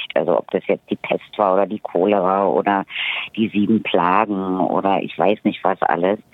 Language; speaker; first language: German; native; German